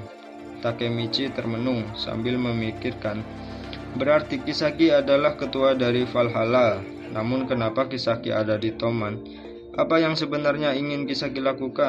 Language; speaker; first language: Indonesian; native; Indonesian